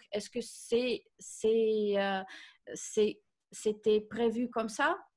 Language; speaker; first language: French; non-native, fluent; Russian